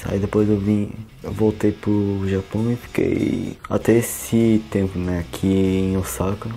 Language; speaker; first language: Portuguese; early bilingual, heritage; Portuguese